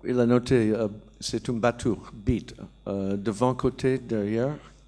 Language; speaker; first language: French; non-native, learner; English